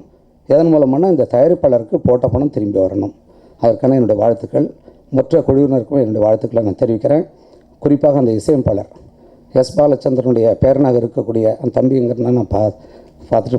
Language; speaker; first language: Tamil; native; Tamil